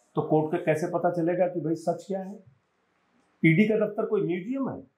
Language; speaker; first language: Hindi; native; Hindi